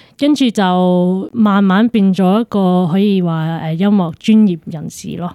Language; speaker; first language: Cantonese; early bilingual, heritage; Cantonese